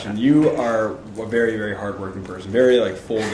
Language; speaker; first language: English; native; English